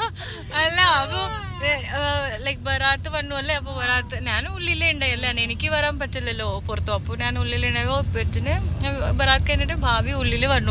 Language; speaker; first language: Malayalam; non-native, learner; Hindi